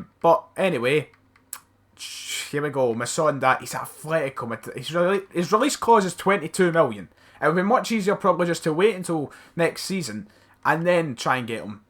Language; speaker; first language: English; native; English